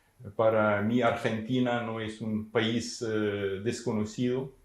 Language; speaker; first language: Spanish; non-native, fluent; Ukrainian